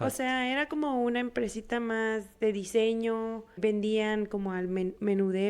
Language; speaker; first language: Spanish; native; Spanish